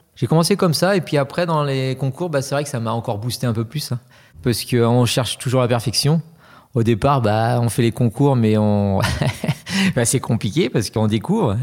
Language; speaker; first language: French; native; French